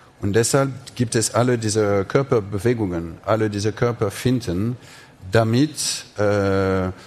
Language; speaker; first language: German; non-native, fluent; French